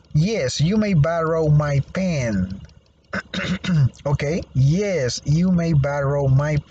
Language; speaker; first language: English; non-native, fluent; Spanish